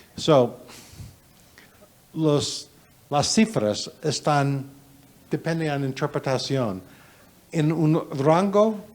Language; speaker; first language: Spanish; non-native, learner; English